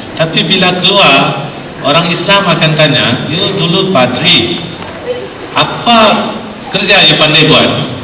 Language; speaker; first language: Malay; non-native, local second language; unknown